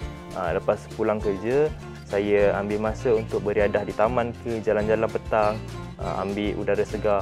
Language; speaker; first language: Malay; native; Malay